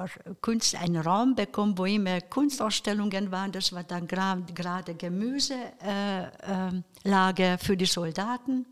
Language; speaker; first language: German; non-native, fluent; Hungarian